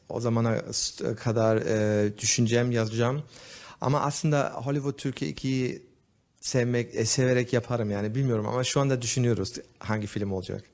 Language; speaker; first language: Turkish; early bilingual, heritage; Turkish